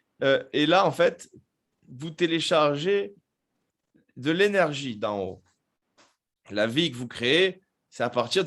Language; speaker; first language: French; native; French